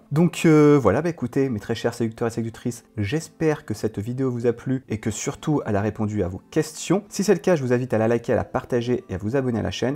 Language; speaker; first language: French; native; French